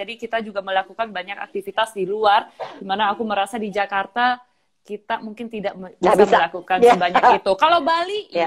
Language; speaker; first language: Indonesian; early bilingual, heritage; Indonesian